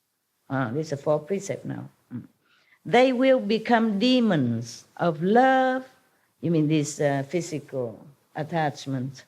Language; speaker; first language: English; non-native, fluent; Vietnamese